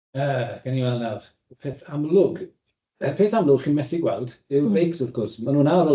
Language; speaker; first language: Welsh; native; Welsh